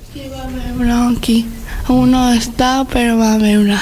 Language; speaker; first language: Catalan; non-native, learner; Spanish